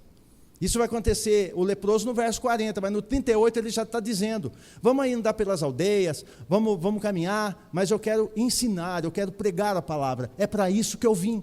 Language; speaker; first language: Portuguese; native; Portuguese